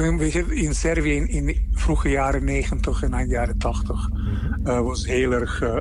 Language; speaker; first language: Dutch; non-native, fluent; Serbian